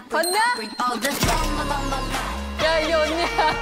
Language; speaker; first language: Korean; native; Korean